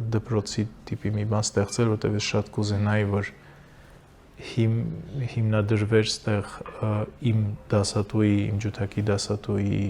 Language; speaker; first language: Armenian; native; Armenian